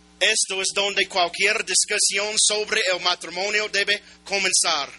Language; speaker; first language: Spanish; non-native, learner; English